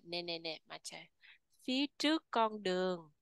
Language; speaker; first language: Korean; non-native, learner; Vietnamese